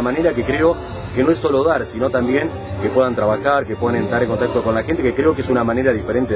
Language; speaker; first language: Spanish; native; Spanish